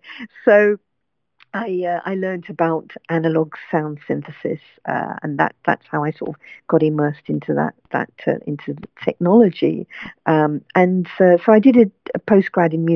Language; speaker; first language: English; native; English